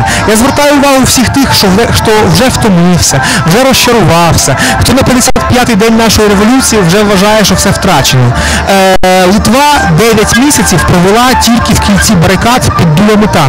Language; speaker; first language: Ukrainian; native; Ukrainian